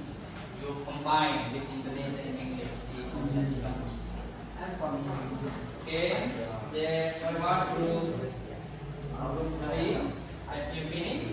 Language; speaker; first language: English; non-native, learner; Indonesian